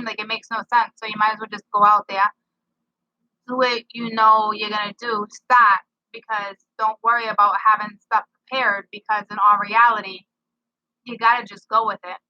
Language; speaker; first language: English; native; English